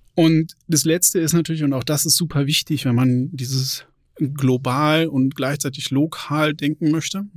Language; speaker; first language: German; native; German